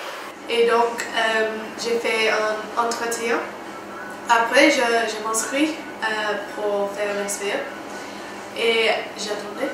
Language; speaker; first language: French; non-native, fluent; English